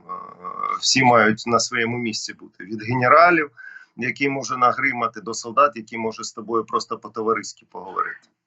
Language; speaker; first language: Ukrainian; non-native, local second language; Russian